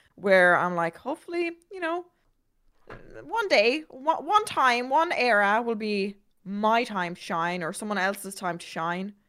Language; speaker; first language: English; native; English